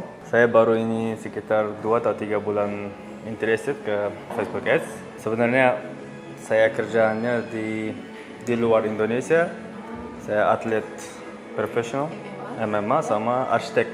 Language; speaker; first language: Indonesian; non-native, fluent; Russian